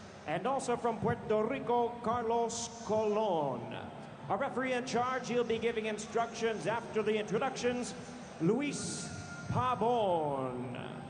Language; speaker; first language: English; native; English